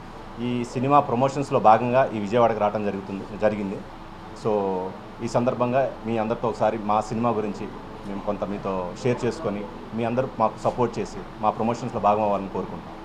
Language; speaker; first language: Telugu; native; Telugu